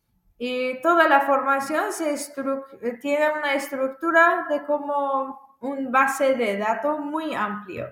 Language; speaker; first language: Spanish; non-native, fluent; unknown